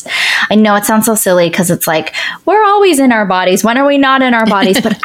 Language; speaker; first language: English; native; English